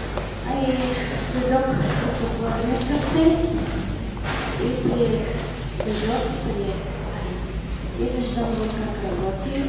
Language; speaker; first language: Bulgarian; native; Bulgarian